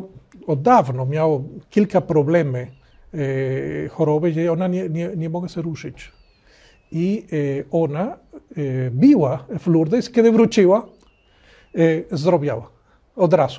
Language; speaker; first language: Polish; non-native, learner; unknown